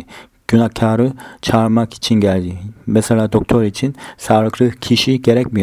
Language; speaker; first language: Turkish; non-native, fluent; Korean